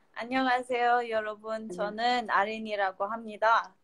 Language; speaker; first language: Korean; non-native, fluent; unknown